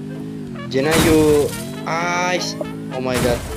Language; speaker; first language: English; non-native, learner; Indonesian